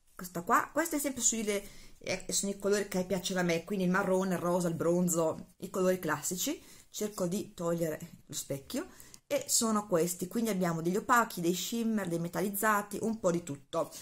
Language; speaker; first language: Italian; native; Italian